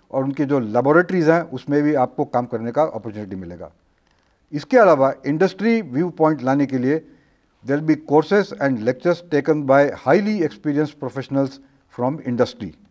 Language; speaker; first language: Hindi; non-native, local second language; Marathi